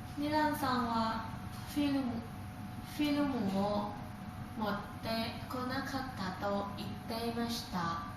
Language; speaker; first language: Japanese; non-native, fluent; Thai